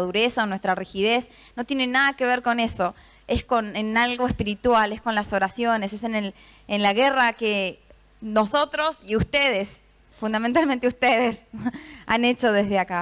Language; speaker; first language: Spanish; native; Spanish